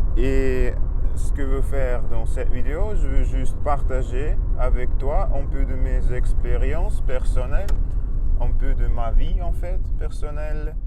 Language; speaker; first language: French; non-native, learner; Russian